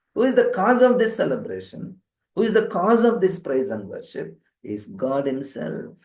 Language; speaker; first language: English; non-native, local second language; Telugu